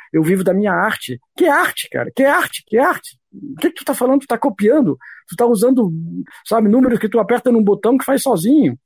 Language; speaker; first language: Portuguese; non-native, fluent; French